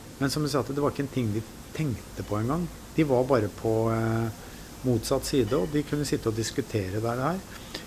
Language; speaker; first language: Norwegian; native; Norwegian